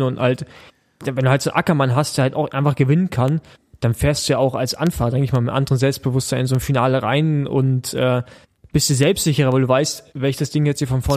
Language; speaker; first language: German; native; German